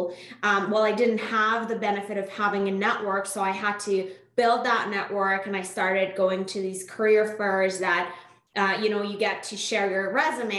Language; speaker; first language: English; non-native, fluent; Persian